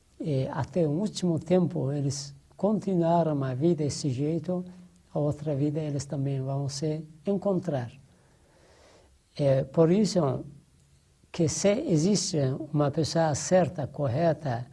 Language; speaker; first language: Portuguese; non-native, fluent; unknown